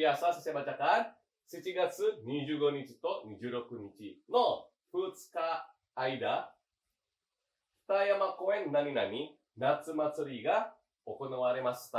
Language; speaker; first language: Japanese; non-native, fluent; Indonesian